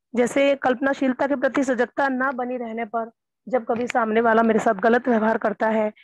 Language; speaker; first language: Hindi; native; Hindi